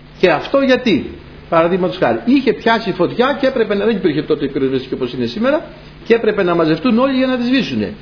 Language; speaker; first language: Greek; native; Greek